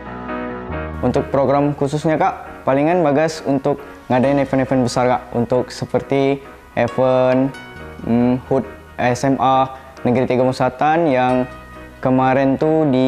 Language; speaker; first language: Indonesian; native; Indonesian